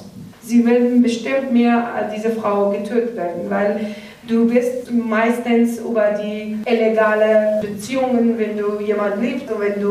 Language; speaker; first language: German; non-native, learner; Persian